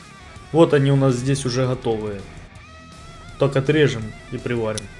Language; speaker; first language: Russian; native; Russian